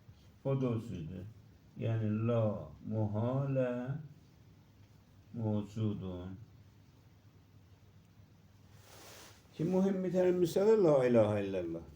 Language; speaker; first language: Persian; non-native, local second language; Azerbaijani